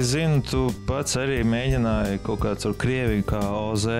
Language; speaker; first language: Latvian; native; Latvian